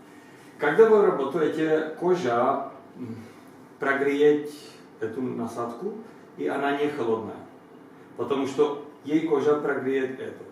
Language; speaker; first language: Russian; non-native, learner; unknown